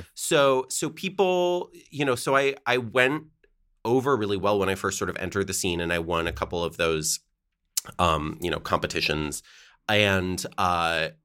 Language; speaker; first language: English; native; English